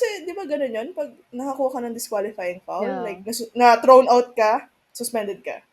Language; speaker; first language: Filipino; native; Filipino